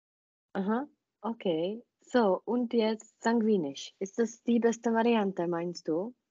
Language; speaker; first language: German; non-native, fluent; Czech